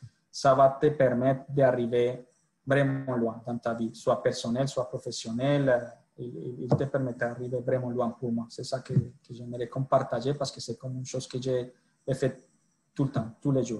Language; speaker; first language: French; non-native, fluent; Spanish